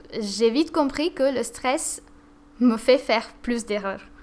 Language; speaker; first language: French; non-native, fluent; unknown